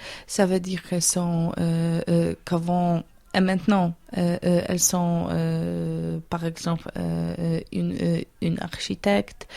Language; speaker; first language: French; non-native, learner; Polish